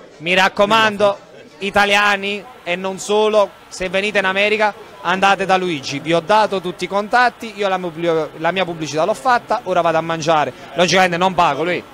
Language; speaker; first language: Italian; native; Italian